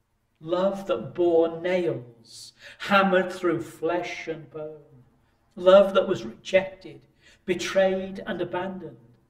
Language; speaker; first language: English; native; English